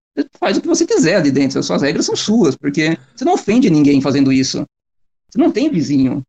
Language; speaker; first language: Portuguese; native; Portuguese